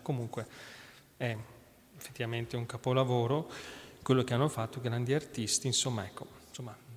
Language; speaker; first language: Italian; native; Italian